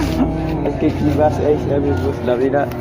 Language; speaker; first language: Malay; non-native, learner; Bangla